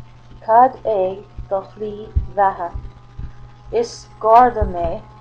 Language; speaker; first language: Irish; non-native, learner; English